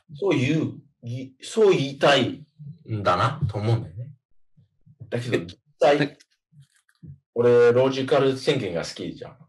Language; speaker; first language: Japanese; non-native, fluent; English